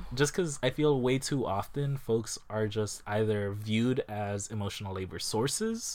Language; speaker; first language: English; native; English